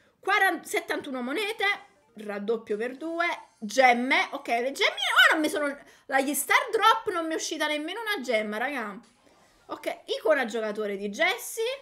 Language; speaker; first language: Italian; native; Italian